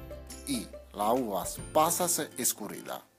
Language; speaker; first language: Spanish; non-native, fluent; Italian